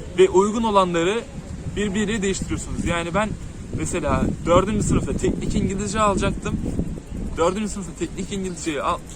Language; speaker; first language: Turkish; native; Turkish